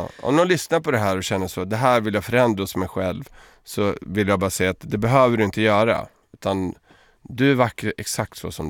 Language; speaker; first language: Swedish; native; Swedish